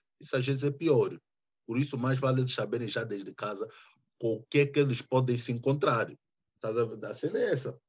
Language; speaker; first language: Portuguese; early bilingual, heritage; Portuguese